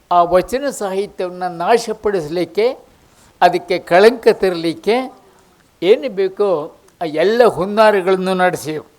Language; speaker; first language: Kannada; native; Kannada